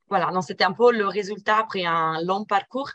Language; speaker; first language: French; non-native, fluent; Italian